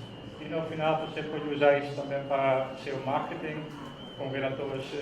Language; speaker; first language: Portuguese; non-native, fluent; Dutch